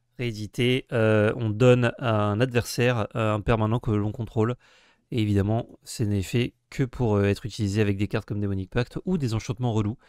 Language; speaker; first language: French; native; French